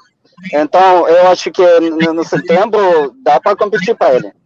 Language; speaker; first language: Portuguese; non-native, fluent; Russian